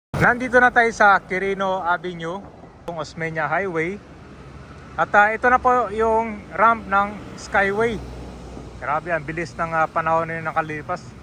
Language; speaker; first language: Filipino; native; Filipino